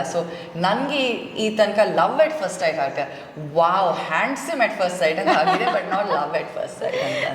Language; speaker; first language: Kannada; non-native, local second language; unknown